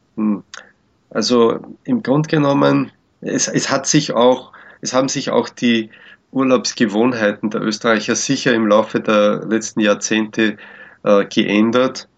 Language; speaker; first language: German; native; German